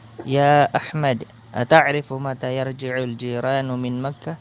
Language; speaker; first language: Arabic; non-native, learner; Filipino